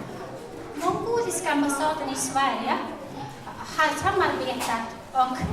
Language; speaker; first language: Swedish; non-native, fluent; Mongolian